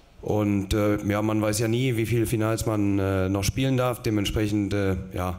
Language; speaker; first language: German; native; German